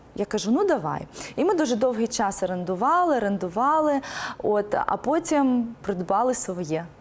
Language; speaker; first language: Ukrainian; non-native, local second language; Russian